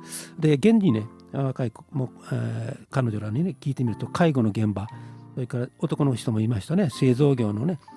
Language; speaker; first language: Japanese; native; Japanese